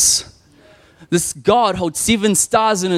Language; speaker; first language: English; native; English